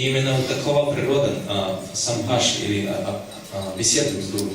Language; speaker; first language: Russian; native; Russian